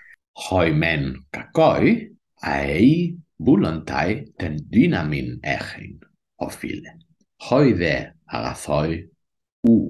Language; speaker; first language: Greek; non-native, learner; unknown